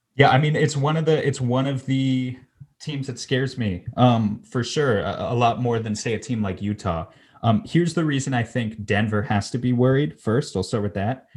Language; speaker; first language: English; native; English